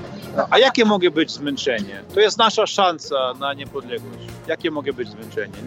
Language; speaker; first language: Polish; non-native, fluent; Ukrainian